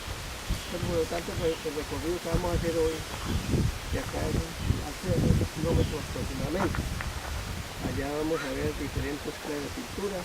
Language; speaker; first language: Spanish; native; Spanish